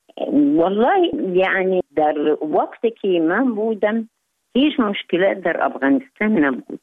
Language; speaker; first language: Persian; non-native, fluent; Arabic